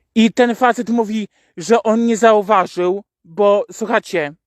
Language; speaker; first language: Polish; native; Polish